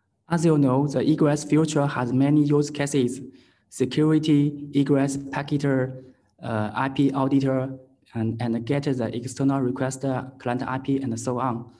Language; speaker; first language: English; non-native, learner; Chinese